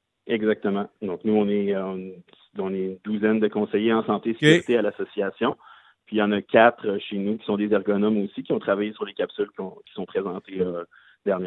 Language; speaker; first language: French; native; French